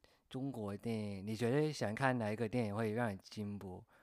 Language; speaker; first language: Chinese; non-native, fluent; English